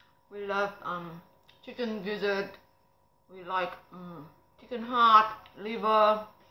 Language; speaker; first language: English; non-native, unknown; Vietnamese